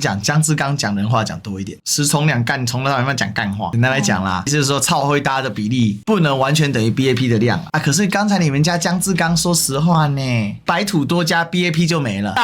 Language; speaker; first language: Chinese; native; Chinese